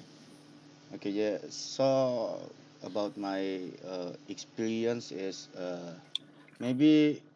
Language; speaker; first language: English; non-native, learner; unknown